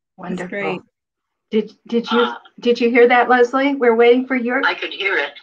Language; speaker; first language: English; non-native, fluent; Hebrew